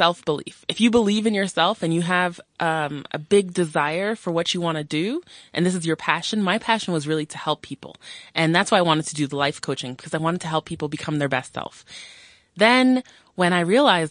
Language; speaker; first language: English; native; English